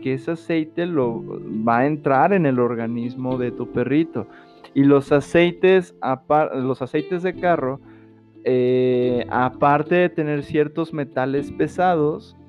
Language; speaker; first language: Spanish; native; Spanish